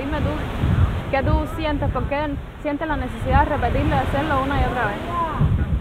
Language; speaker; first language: Spanish; native; Spanish